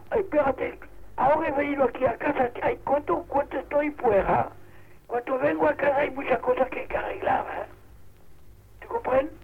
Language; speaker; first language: Spanish; non-native, local second language; Catalan